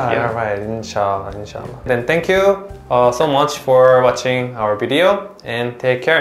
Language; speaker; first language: English; non-native, learner; Korean